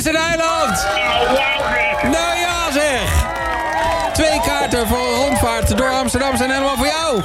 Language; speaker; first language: Dutch; native; Dutch